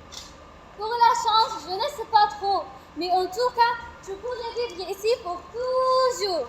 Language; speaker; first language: French; non-native, learner; Arabic